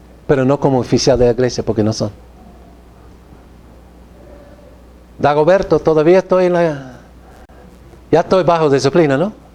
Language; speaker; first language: Spanish; non-native, fluent; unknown